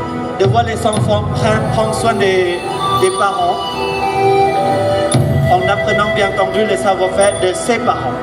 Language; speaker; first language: French; non-native, fluent; Thai